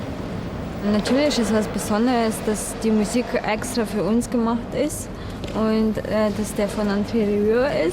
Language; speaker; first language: German; non-native, fluent; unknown